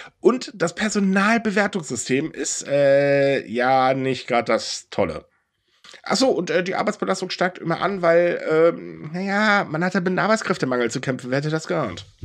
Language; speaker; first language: German; native; German